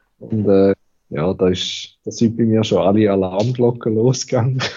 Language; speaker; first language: German; native; German